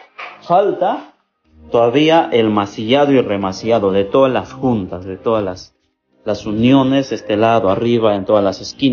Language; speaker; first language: Spanish; native; Spanish